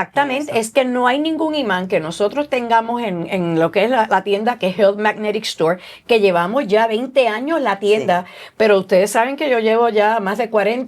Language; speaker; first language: Spanish; native; Spanish